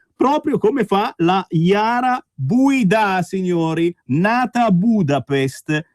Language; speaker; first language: Italian; native; Italian